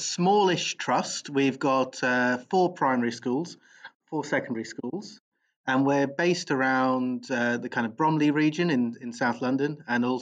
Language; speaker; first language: English; native; English